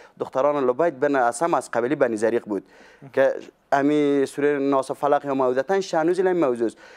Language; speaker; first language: Persian; native; Persian